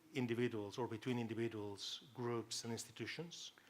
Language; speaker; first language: English; non-native, fluent; Catalan